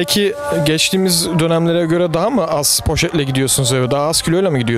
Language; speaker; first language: Turkish; native; Turkish